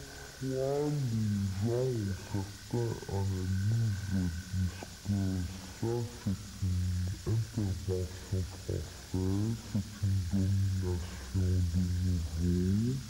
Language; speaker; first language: French; non-native, local second language; Arabic